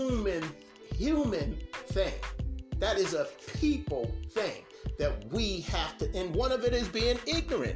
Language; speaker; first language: English; native; English